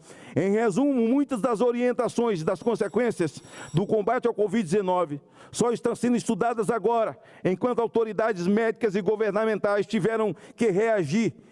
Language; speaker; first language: Portuguese; native; Portuguese